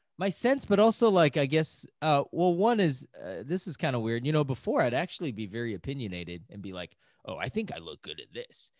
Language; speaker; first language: English; native; English